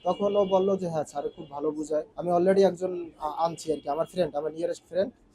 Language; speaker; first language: Bangla; native; Bangla